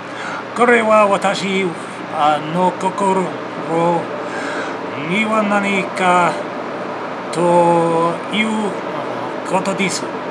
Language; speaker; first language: Japanese; non-native, learner; English